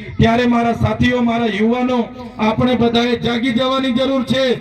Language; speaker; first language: Gujarati; native; Gujarati